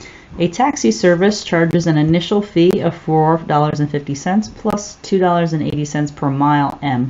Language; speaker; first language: English; native; English